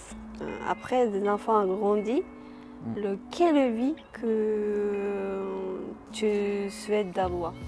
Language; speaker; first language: French; non-native, learner; Japanese